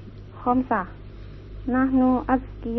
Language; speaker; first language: Arabic; non-native, learner; Indonesian